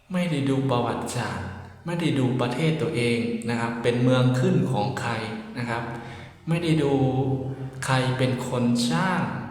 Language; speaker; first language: Thai; native; Thai